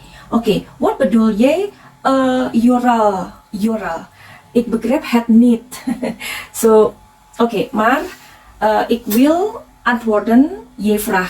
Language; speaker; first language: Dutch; non-native, learner; Indonesian